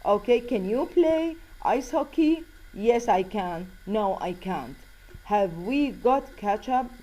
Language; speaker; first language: English; non-native, fluent; Arabic